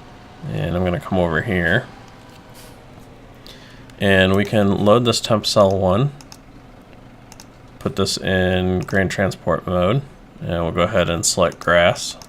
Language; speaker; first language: English; native; English